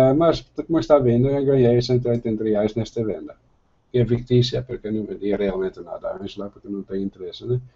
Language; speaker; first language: Portuguese; non-native, fluent; Dutch